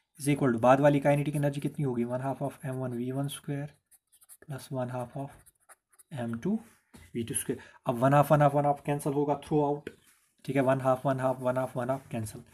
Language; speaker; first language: Hindi; non-native, local second language; Kashmiri